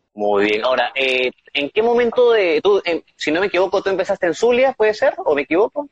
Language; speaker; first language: Spanish; native; Spanish